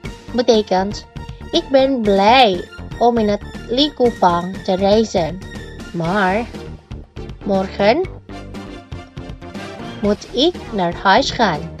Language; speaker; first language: Dutch; non-native, learner; Indonesian